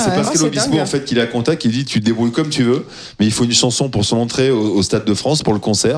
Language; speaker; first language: French; native; French